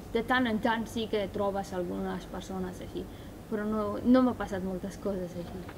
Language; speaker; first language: Catalan; non-native, learner; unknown